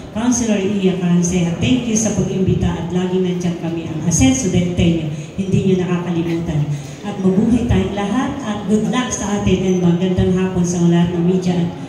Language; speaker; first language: Filipino; native; Filipino